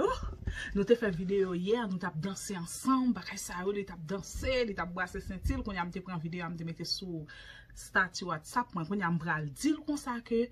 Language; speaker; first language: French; non-native, learner; Haitian Creole